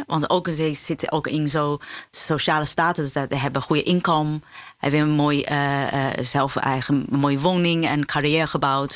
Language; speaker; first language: Dutch; non-native, fluent; Chinese